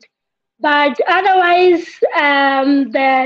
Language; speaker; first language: English; non-native, local second language; Southern Sotho